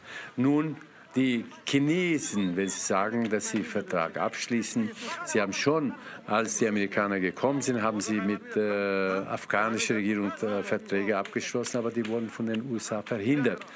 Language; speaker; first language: German; non-native, fluent; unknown